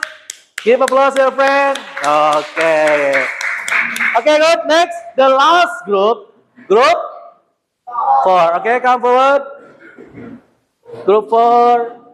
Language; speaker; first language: English; non-native, learner; Indonesian